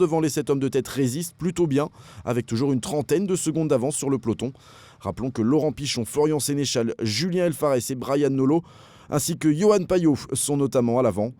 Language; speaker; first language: French; native; French